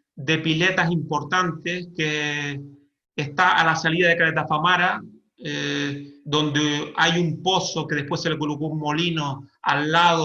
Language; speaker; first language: Spanish; native; Spanish